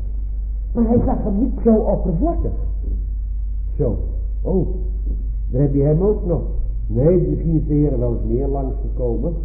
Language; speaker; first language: Dutch; native; Dutch